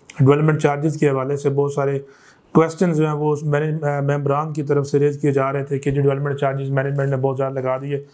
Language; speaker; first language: Urdu; non-native, local second language; Punjabi